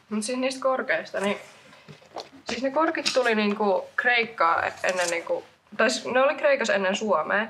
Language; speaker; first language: Finnish; native; Finnish